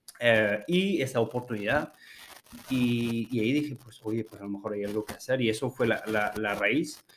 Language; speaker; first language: Spanish; non-native, fluent; French